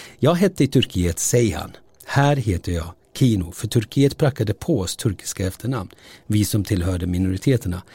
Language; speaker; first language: Swedish; early bilingual, other home language; Turoyo